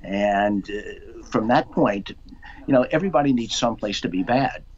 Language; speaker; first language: English; native; English